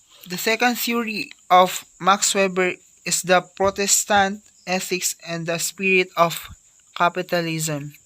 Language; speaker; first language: English; non-native, local second language; Filipino